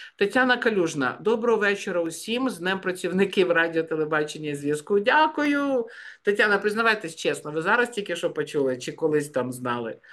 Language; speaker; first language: Ukrainian; native; Ukrainian